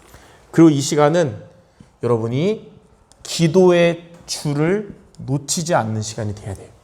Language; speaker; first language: Korean; native; Korean